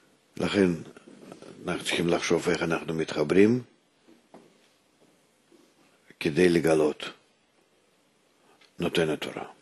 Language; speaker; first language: Hebrew; non-native, fluent; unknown